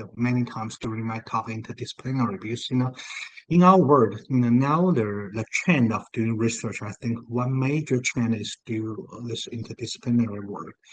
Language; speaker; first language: English; non-native, fluent; Chinese